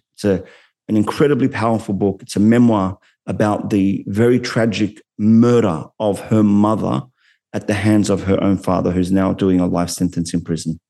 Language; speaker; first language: English; native; English